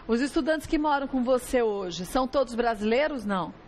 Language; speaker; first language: Portuguese; native; Portuguese